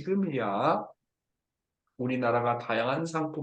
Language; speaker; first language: Korean; native; Korean